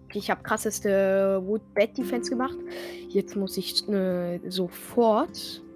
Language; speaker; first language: German; non-native, fluent; French